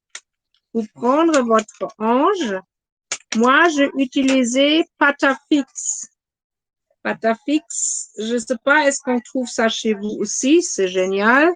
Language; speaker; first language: French; non-native, fluent; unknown